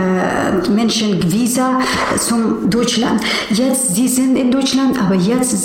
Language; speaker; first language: German; non-native, learner; Persian